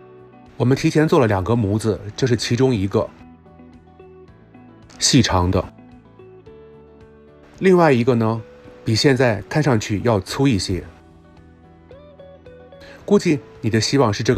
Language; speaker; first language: Chinese; native; Chinese